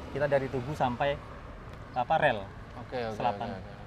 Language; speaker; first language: Indonesian; native; Indonesian